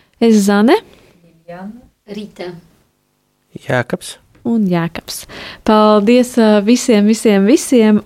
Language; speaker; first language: Latvian; native; Latvian